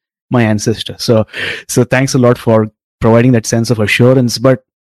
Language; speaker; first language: English; non-native, local second language; Tamil